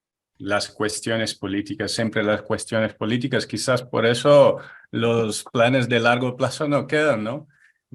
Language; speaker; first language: Spanish; non-native, fluent; Portuguese